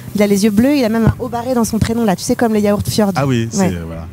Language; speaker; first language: French; native; French